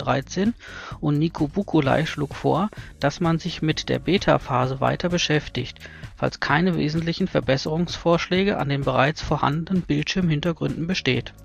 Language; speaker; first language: German; native; German